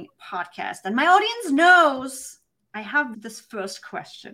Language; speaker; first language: English; non-native, fluent; German